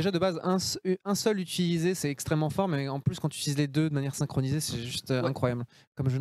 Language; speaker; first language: French; native; French